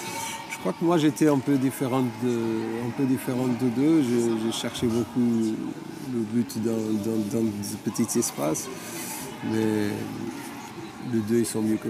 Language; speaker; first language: French; non-native, fluent; Portuguese